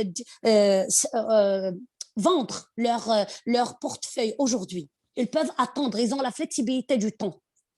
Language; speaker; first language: French; non-native, local second language; Arabic